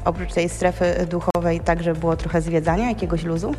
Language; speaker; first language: Polish; native; Polish